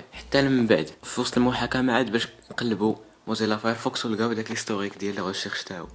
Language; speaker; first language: Arabic; native; Arabic